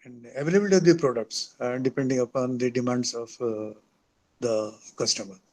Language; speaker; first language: English; non-native, local second language; Odia